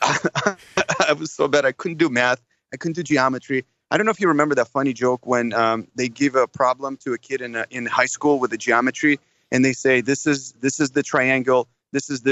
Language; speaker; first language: English; non-native, fluent; Russian